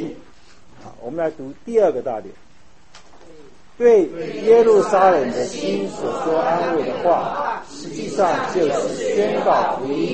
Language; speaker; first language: Chinese; native; Chinese